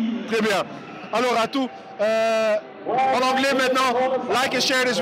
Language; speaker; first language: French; non-native, learner; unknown